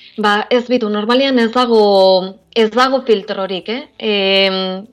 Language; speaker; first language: Basque; native; Basque